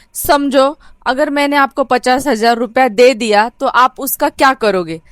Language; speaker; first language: Hindi; non-native, local second language; Marathi